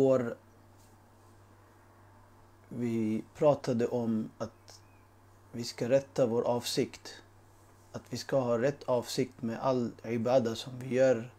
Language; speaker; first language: Swedish; early bilingual, other home language; Urdu